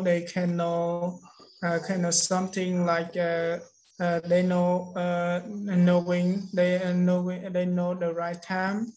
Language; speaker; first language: English; non-native, learner; Khmer